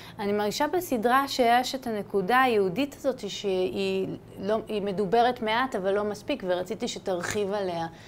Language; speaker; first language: Hebrew; native; Hebrew